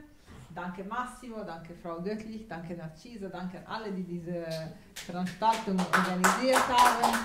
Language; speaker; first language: German; non-native, fluent; Italian